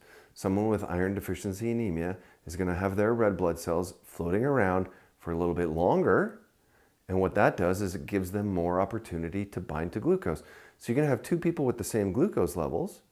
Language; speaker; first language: English; native; English